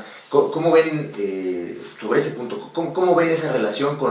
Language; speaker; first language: Spanish; native; Spanish